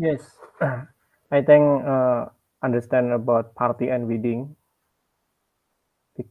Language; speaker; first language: English; non-native, learner; Indonesian